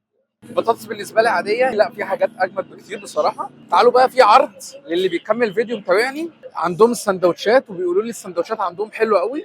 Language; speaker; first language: Arabic; native; Arabic